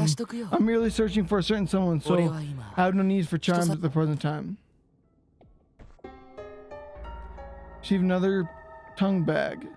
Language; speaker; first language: English; native; English